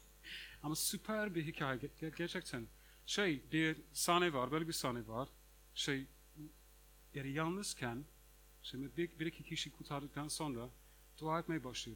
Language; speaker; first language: Turkish; non-native, fluent; English